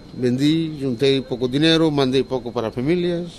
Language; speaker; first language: Portuguese; non-native, learner; Bangla